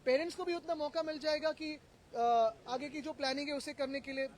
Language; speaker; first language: Hindi; non-native, local second language; Marathi